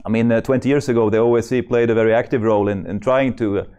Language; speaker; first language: English; non-native, fluent; Swedish